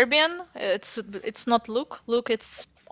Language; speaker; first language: English; non-native, fluent; Ukrainian